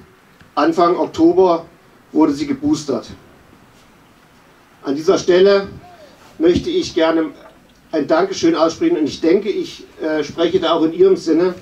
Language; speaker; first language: German; native; German